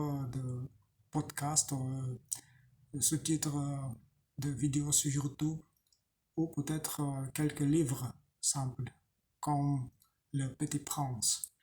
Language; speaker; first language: French; non-native, learner; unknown